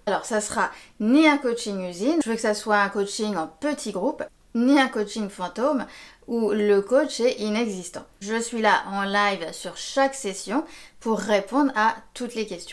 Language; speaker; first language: French; native; French